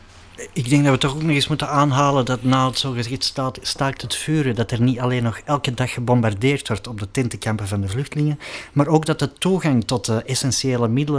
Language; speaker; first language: Dutch; native; Dutch